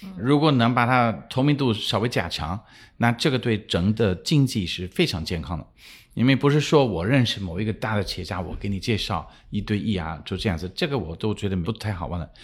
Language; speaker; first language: Chinese; non-native, fluent; English